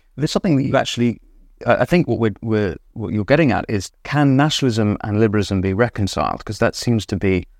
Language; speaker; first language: English; native; English